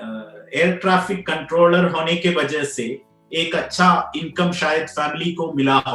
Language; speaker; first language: Hindi; non-native, local second language; Malayalam